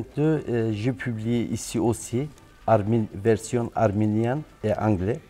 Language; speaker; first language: French; non-native, learner; Turkish